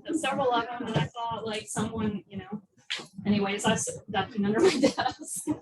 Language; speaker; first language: English; native; English